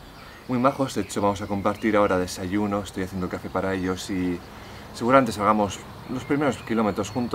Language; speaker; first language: Spanish; native; Spanish